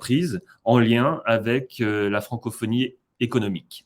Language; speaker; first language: French; native; French